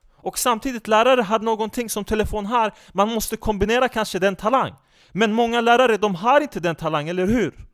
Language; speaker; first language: Swedish; non-native, fluent; Turkish